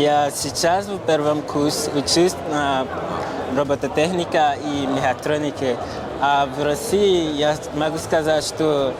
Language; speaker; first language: Russian; non-native, learner; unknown